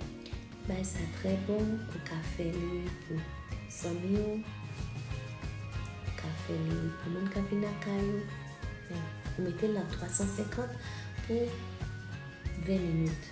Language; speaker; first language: French; non-native, local second language; Haitian Creole